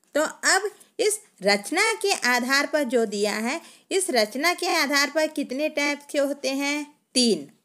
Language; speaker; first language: Hindi; non-native, local second language; Telugu